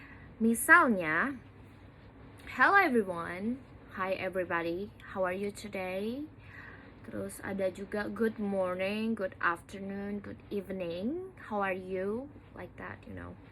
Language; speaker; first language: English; non-native, learner; Indonesian